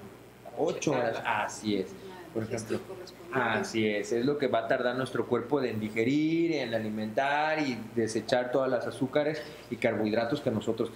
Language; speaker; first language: Spanish; native; Spanish